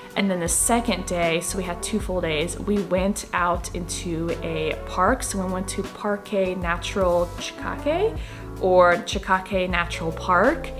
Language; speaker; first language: English; native; English